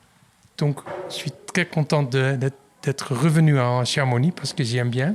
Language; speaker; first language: French; non-native, learner; Dutch